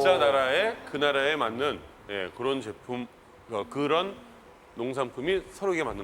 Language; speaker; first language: Korean; native; Korean